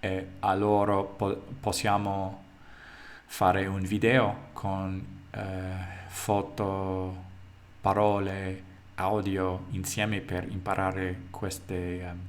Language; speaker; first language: Italian; non-native, learner; English